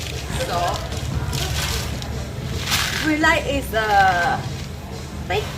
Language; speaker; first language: English; non-native, learner; Thai